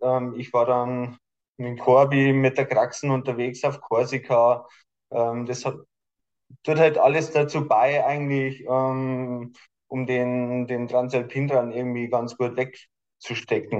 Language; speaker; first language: German; native; German